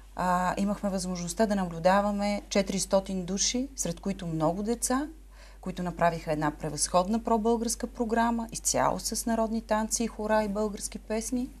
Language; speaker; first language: Bulgarian; native; Bulgarian